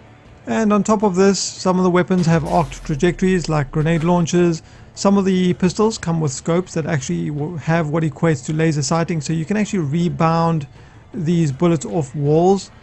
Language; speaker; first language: English; native; English